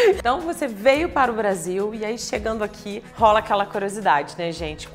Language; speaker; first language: Portuguese; native; Portuguese